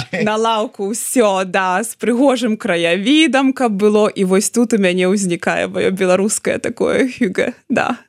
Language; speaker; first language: Belarusian; non-native, local second language; Russian